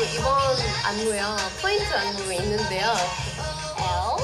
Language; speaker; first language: Korean; non-native, fluent; Thai